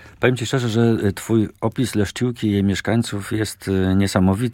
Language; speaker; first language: Polish; native; Polish